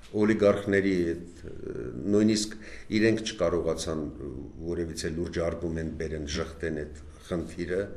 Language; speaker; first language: Armenian; native; Armenian